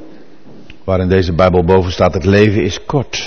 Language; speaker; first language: Dutch; native; Dutch